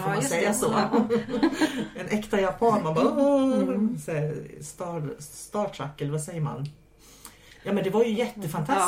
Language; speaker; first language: Swedish; native; Swedish